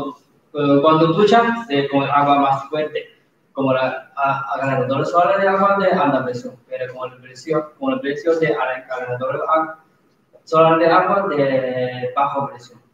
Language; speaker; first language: Spanish; non-native, learner; Chinese